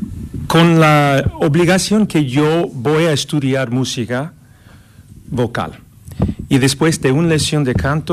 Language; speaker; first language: Spanish; non-native, learner; English